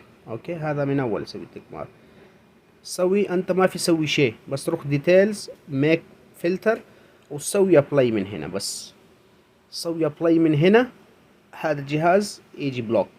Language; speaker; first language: Arabic; non-native, learner; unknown